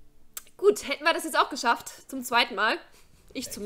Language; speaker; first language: German; native; German